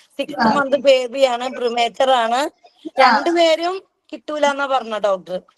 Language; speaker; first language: Malayalam; native; Malayalam